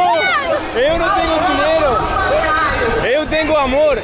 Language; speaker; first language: Portuguese; non-native, learner; Greek